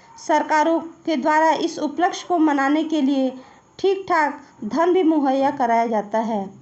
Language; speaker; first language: Hindi; native; Hindi